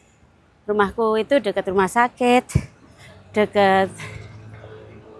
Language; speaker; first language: Indonesian; non-native, local second language; Javanese